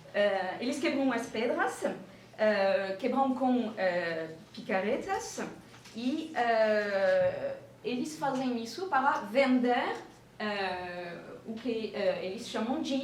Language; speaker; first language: Portuguese; non-native, fluent; French